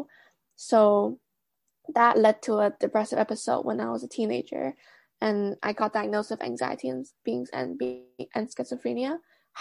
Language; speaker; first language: English; non-native, local second language; Cantonese